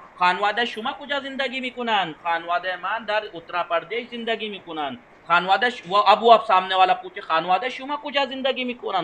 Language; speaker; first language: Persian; non-native, fluent; Urdu